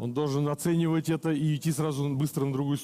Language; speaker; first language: Russian; native; Russian